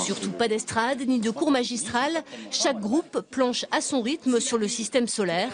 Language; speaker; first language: French; native; French